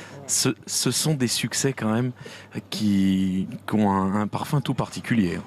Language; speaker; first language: French; native; French